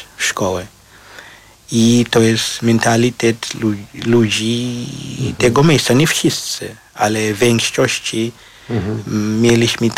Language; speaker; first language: Polish; non-native, fluent; Shona